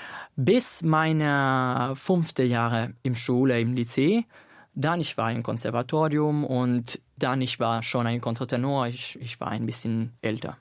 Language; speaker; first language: German; non-native, fluent; Italian